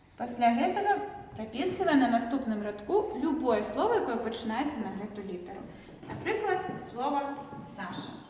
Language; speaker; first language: Belarusian; non-native, local second language; Russian